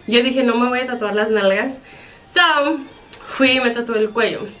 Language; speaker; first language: Spanish; early bilingual, heritage; Spanish